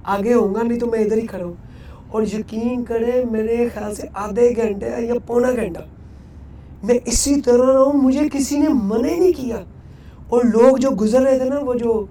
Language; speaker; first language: Urdu; non-native, local second language; Punjabi